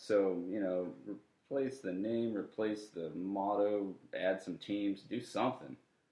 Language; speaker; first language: English; native; English